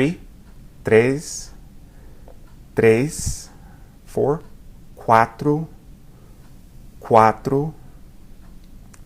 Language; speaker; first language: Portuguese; non-native, fluent; English